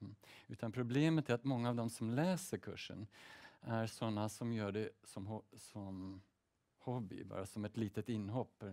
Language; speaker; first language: Swedish; early bilingual, heritage; Swedish